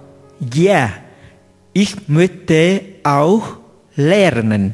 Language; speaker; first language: German; non-native, learner; Vietnamese